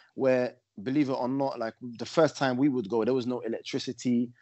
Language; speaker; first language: English; native; English